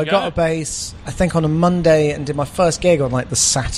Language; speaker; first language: English; native; English